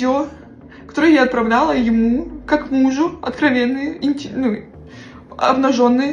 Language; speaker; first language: Russian; native; Russian